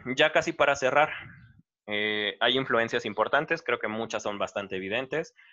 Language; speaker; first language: Spanish; native; Spanish